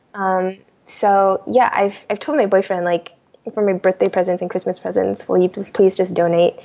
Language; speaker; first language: English; early bilingual, other home language; Chinese